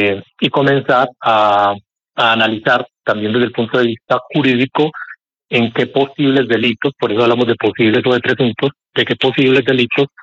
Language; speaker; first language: Spanish; native; Spanish